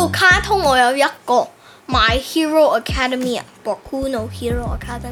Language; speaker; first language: Cantonese; early bilingual, heritage; Cantonese